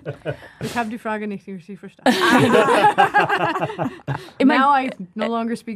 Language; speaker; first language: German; non-native, learner; English